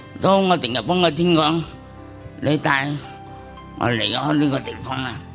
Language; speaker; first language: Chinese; non-native, local second language; Cantonese